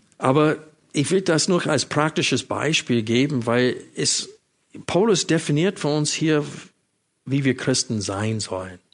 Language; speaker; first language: German; non-native, fluent; English